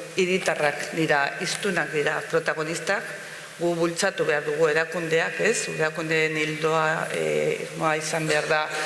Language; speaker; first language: Basque; non-native, local second language; Spanish